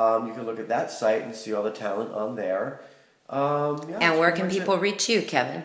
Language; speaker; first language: English; native; English